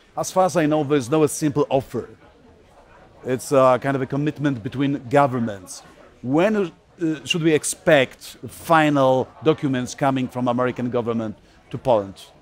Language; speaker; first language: English; non-native, fluent; Polish